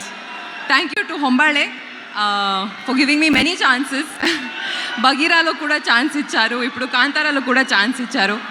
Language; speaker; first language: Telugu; non-native, learner; Kannada